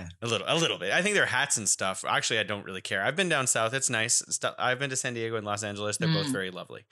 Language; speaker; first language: English; native; English